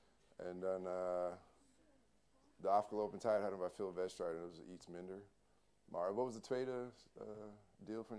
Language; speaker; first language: Dutch; non-native, learner; English